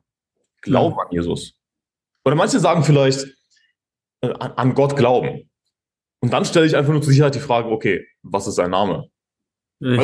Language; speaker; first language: German; native; German